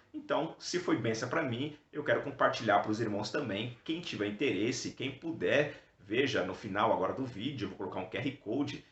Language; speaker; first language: Portuguese; native; Portuguese